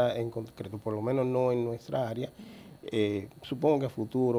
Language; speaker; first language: Spanish; native; Spanish